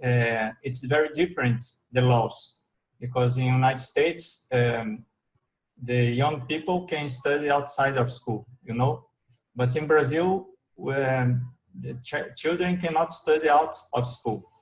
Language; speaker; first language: English; non-native, learner; Portuguese